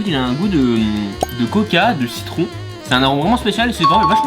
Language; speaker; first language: French; native; French